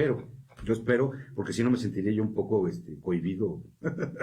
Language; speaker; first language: Spanish; native; Spanish